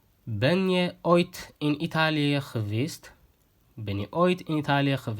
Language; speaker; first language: Dutch; non-native, fluent; Tigrinya